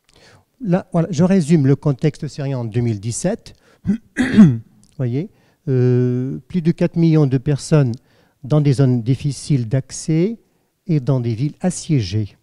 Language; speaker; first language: French; non-native, fluent; Arabic